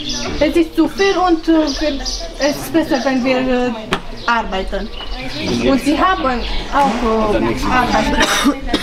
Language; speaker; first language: German; non-native, fluent; Romanian